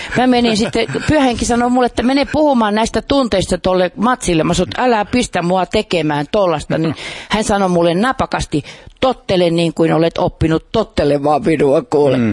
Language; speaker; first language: Finnish; non-native, fluent; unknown